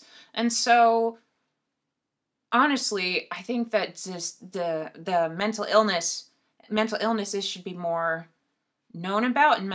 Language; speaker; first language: English; native; English